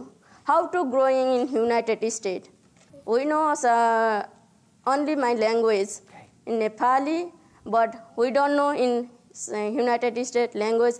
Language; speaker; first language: English; non-native, learner; Nepali